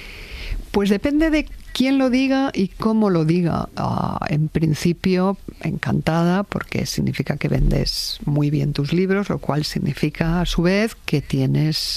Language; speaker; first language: Spanish; native; Spanish